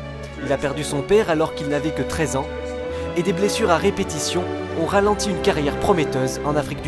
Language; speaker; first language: French; native; French